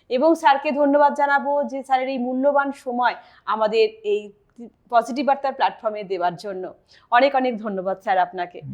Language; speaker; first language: Bangla; native; Bangla